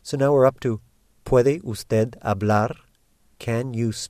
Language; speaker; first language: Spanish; non-native, fluent; English